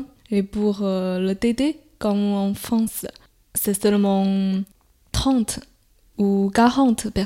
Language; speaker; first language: French; non-native, fluent; Chinese